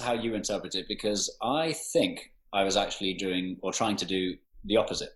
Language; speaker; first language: English; native; English